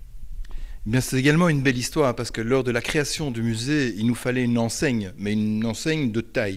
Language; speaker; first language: French; native; French